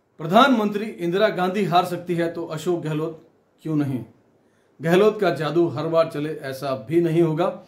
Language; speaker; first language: Hindi; native; Hindi